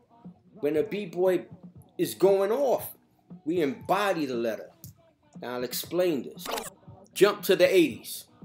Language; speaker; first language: English; native; English